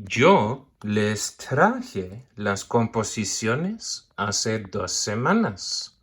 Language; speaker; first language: Spanish; non-native, fluent; English